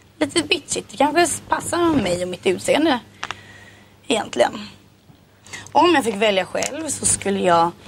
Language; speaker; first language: Swedish; native; Swedish